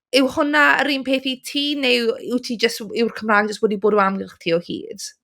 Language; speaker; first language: Welsh; non-native, local second language; English